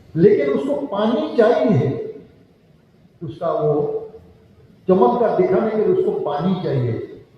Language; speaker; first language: Hindi; non-native, local second language; Bangla